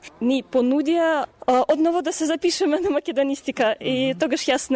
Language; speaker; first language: Macedonian; non-native, fluent; Russian